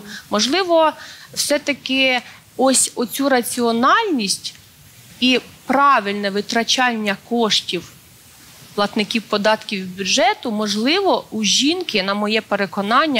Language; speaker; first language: Ukrainian; native; Ukrainian